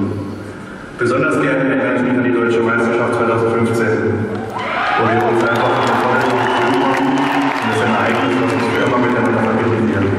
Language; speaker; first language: German; native; German